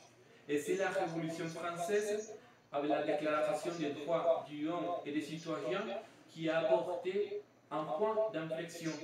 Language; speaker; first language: French; non-native, learner; Spanish